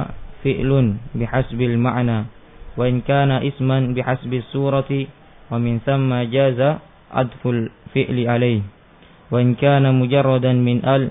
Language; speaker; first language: Arabic; non-native, fluent; Indonesian